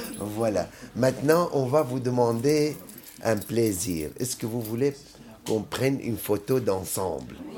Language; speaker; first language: French; non-native, fluent; Arabic